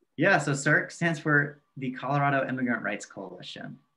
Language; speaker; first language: English; native; English